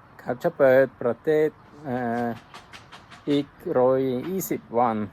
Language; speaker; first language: Thai; non-native, learner; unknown